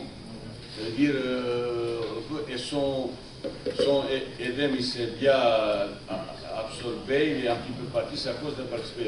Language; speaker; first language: French; non-native, fluent; Bosnian